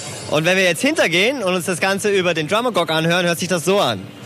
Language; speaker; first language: German; native; German